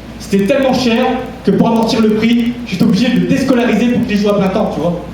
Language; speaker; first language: French; early bilingual, other home language; Vietnamese